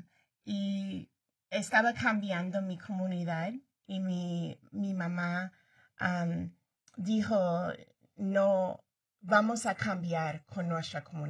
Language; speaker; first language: Spanish; early bilingual, heritage; Spanish